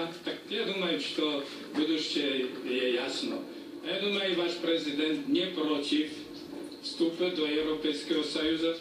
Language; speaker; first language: Ukrainian; non-native, learner; Slovak